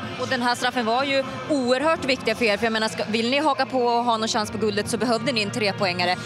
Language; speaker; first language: Swedish; native; Swedish